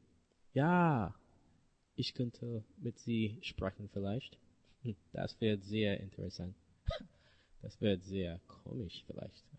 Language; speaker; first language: German; non-native, learner; English